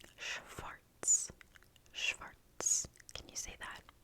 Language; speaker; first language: German; non-native, learner; English